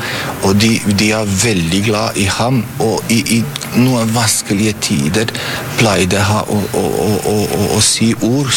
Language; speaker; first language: Norwegian; non-native, fluent; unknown